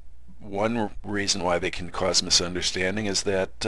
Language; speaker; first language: English; native; English